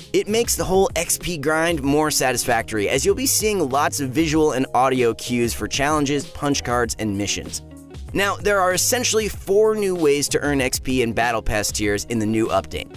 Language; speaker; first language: English; native; English